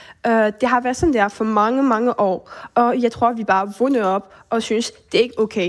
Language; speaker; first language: Danish; early bilingual, heritage; French